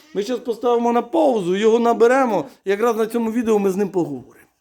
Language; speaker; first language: Ukrainian; native; Ukrainian